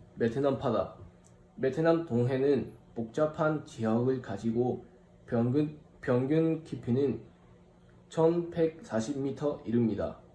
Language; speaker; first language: Korean; non-native, fluent; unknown